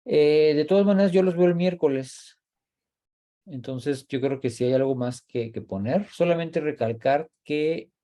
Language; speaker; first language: Spanish; native; Spanish